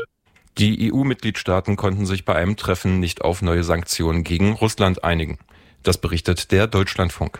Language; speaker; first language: German; native; German